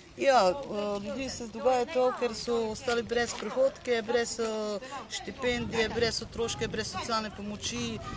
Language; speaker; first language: Slovenian; non-native, local second language; Romany